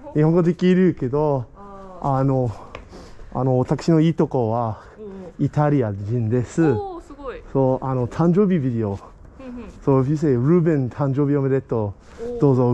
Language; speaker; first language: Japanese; non-native, learner; English